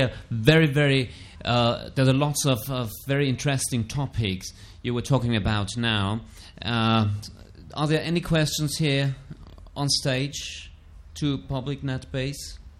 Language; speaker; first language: English; non-native, fluent; German